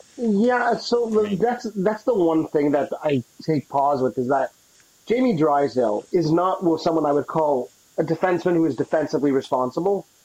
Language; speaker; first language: English; native; English